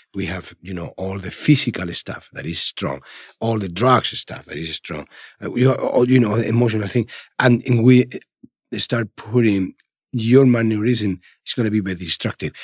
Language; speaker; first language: English; non-native, fluent; Spanish